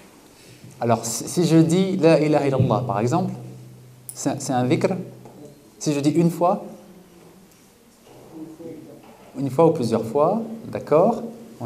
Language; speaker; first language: French; native; French